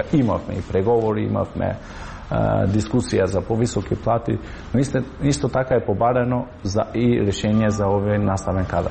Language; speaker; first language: Macedonian; non-native, local second language; Albanian